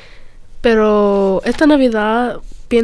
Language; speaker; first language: Spanish; early bilingual, other home language; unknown